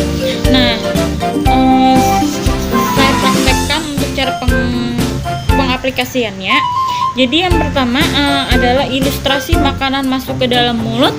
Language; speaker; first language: Indonesian; native; Indonesian